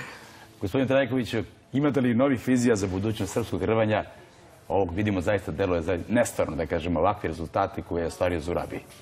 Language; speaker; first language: Serbian; native; Serbian